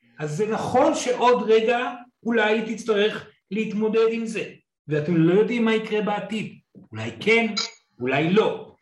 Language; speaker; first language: Hebrew; non-native, fluent; English